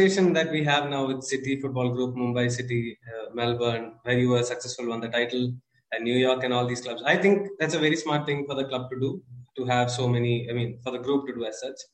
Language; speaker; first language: English; non-native, local second language; Malayalam